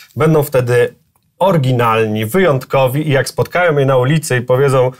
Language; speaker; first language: Polish; native; Polish